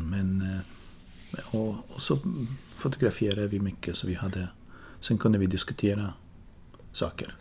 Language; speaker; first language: Swedish; non-native, fluent; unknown